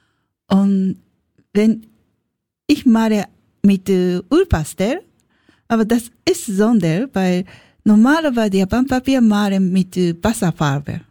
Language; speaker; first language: German; non-native, learner; Japanese